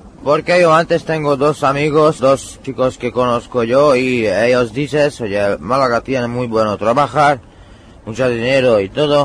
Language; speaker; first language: Spanish; non-native, learner; Hungarian